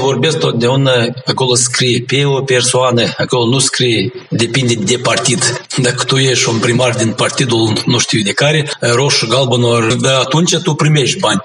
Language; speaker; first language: Romanian; non-native, local second language; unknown